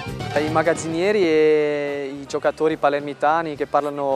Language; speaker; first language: Italian; non-native, fluent; German